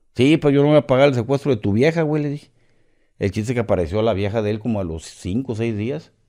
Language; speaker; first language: Spanish; native; Spanish